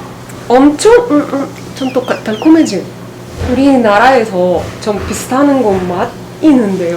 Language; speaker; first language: Korean; non-native, learner; Russian